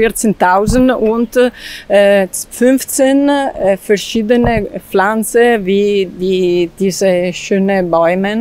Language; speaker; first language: German; non-native, learner; Italian